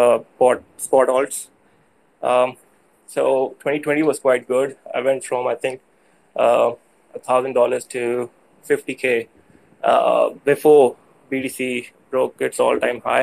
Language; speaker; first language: English; non-native, local second language; Urdu